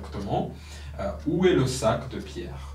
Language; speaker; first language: French; non-native, local second language; Kinyarwanda